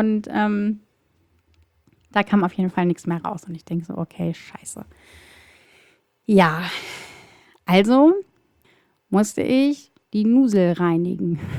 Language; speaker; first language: German; native; German